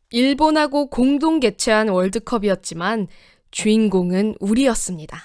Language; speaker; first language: Korean; native; Korean